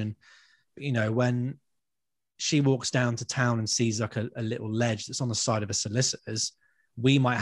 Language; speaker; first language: English; native; English